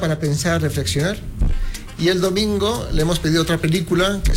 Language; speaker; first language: Spanish; native; Spanish